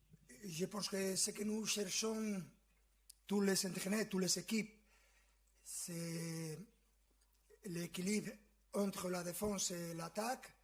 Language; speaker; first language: French; non-native, fluent; Spanish